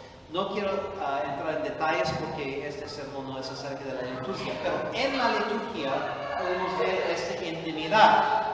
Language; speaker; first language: Spanish; non-native, fluent; English